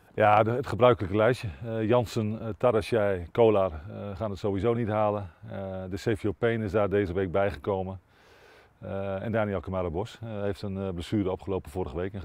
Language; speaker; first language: Dutch; native; Dutch